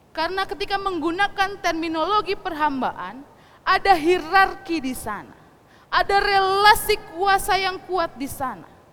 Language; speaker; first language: Indonesian; non-native, local second language; Sundanese